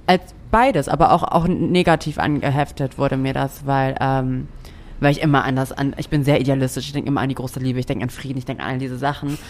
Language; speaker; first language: German; native; German